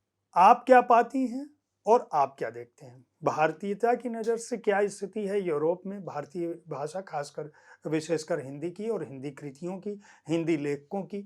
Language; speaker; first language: Hindi; native; Hindi